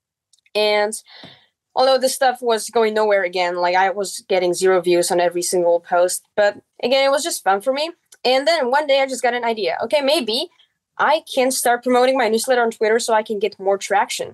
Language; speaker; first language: English; non-native, fluent; Czech